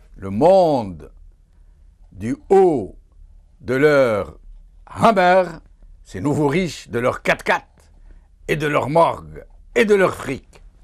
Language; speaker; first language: French; non-native, local second language; Arabic